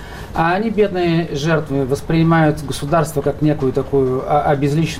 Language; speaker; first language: Russian; native; Russian